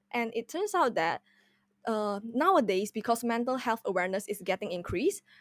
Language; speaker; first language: English; non-native, fluent; Indonesian